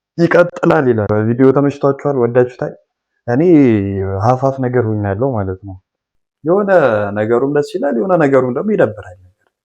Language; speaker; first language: Amharic; native; Amharic